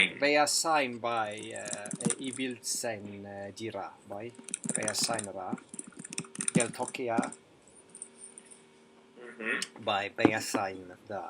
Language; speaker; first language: Basque; non-native, learner; English